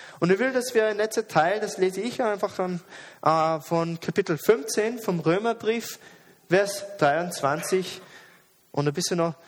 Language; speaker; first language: German; non-native, fluent; English